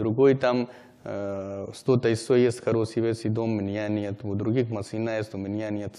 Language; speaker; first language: Russian; non-native, learner; Hindi